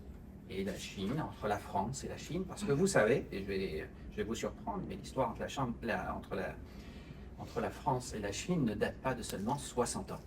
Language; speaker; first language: French; native; French